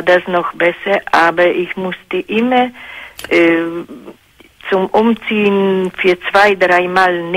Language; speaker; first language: German; non-native, fluent; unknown